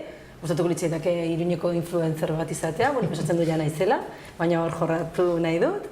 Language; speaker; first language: Basque; non-native, local second language; Spanish